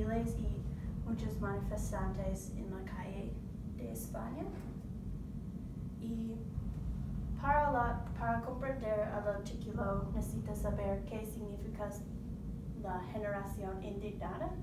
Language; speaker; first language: Spanish; non-native, learner; English